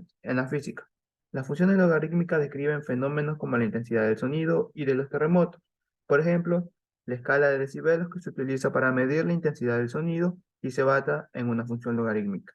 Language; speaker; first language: Spanish; native; Spanish